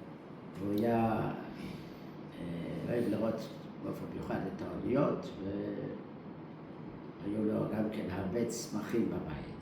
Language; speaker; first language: Hebrew; early bilingual, other home language; Dutch